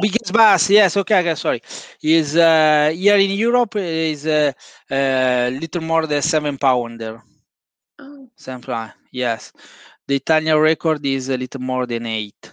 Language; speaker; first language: English; non-native, fluent; Italian